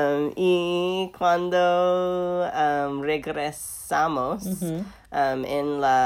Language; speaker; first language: Spanish; non-native, learner; English